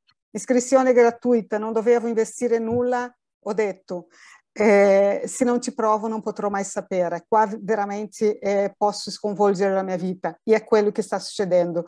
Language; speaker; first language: Italian; non-native, fluent; Portuguese